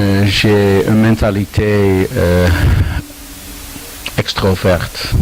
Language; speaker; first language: French; non-native, learner; Dutch